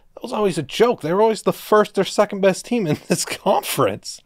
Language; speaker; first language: English; native; English